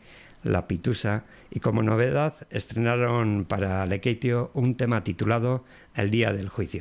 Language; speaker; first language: Spanish; non-native, local second language; Basque